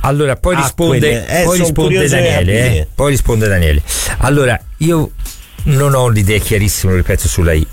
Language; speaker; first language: Italian; native; Italian